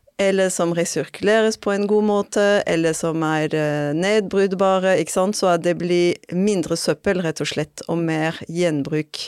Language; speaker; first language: Norwegian; non-native, fluent; French